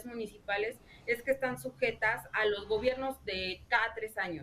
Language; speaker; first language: Spanish; native; Spanish